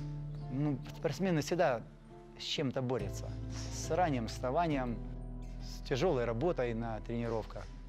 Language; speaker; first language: Russian; native; Russian